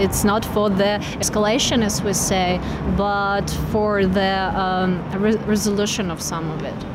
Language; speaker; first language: English; non-native, fluent; Russian